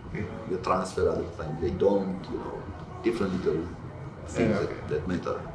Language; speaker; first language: English; non-native, fluent; Romanian